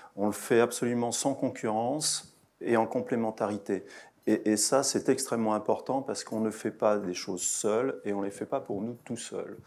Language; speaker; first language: French; native; French